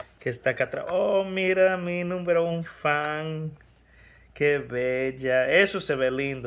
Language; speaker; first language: Spanish; early bilingual, heritage; Spanish